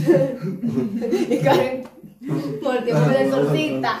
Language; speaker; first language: Spanish; native; Spanish